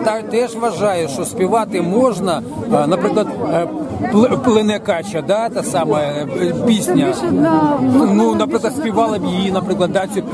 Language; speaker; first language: Ukrainian; non-native, local second language; Russian